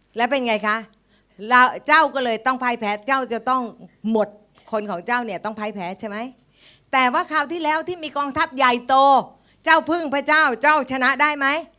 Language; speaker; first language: Thai; native; Thai